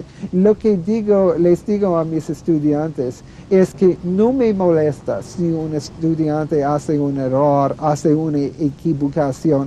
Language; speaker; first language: Spanish; non-native, fluent; English